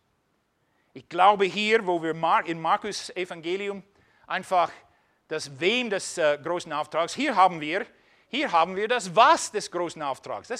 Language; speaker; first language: German; non-native, fluent; English